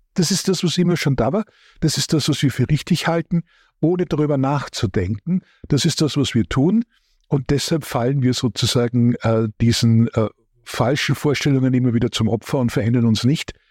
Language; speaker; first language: German; native; German